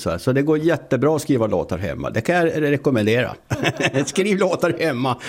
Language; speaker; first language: Swedish; native; Swedish